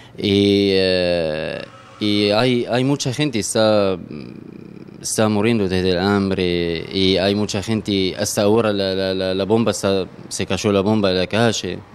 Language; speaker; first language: Spanish; non-native, learner; Arabic